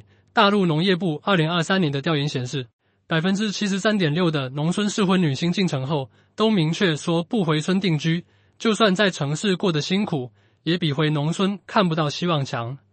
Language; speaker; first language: Chinese; native; Chinese